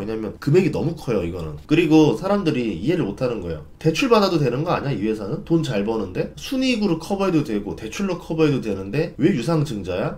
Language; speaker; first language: Korean; native; Korean